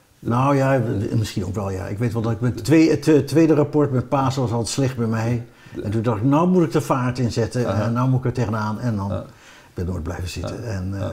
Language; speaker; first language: Dutch; native; Dutch